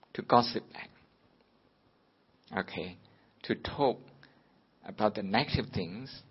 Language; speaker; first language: English; non-native, fluent; Burmese